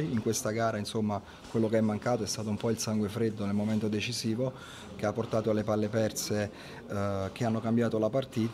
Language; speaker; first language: Italian; native; Italian